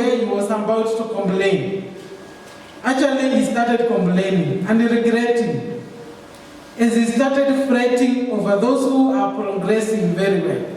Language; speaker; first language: English; non-native, local second language; Swahili